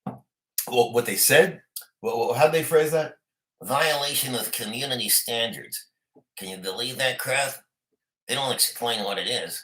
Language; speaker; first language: English; native; English